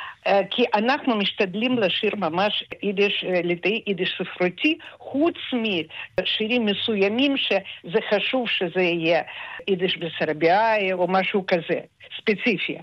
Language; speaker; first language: Hebrew; non-native, fluent; Russian